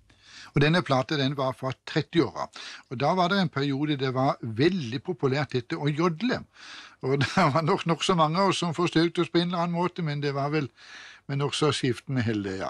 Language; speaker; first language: Norwegian; native; Norwegian